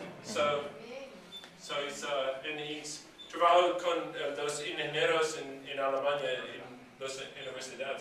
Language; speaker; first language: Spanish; non-native, learner; English